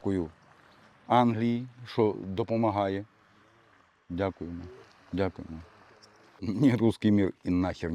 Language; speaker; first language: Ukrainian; non-native, local second language; Russian